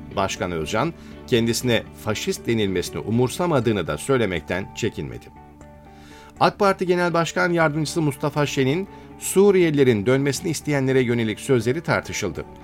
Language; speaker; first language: Turkish; native; Turkish